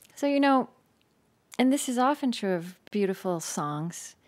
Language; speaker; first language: English; native; English